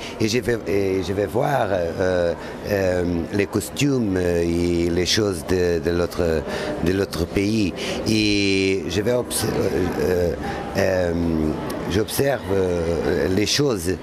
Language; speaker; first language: French; non-native, learner; Portuguese